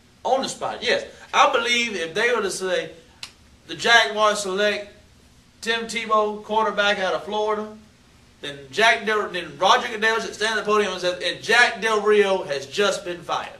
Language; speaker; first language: English; native; English